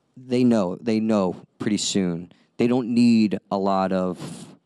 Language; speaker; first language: English; native; English